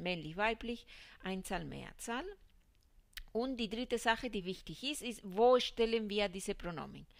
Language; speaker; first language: German; non-native, fluent; Spanish